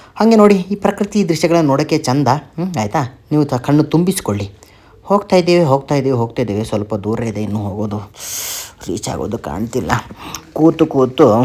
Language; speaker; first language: Kannada; non-native, local second language; Tulu